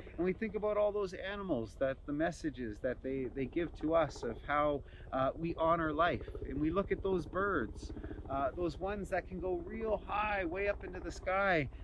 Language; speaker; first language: English; native; English